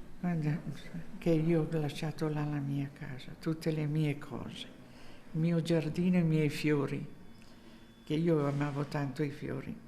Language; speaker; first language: Italian; early bilingual, heritage; Italian